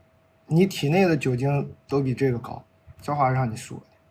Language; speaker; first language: Chinese; native; Chinese